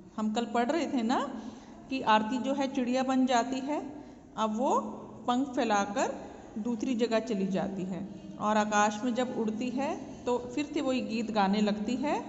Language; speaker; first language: Hindi; native; Hindi